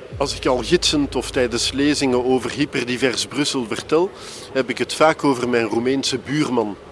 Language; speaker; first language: Dutch; native; Dutch